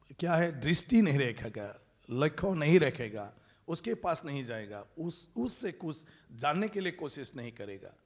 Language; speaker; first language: Hindi; non-native, local second language; Bodo